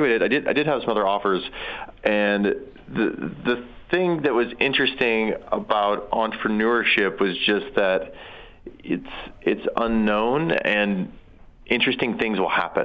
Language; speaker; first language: English; native; English